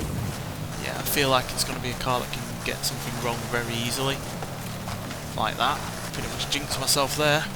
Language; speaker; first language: English; native; English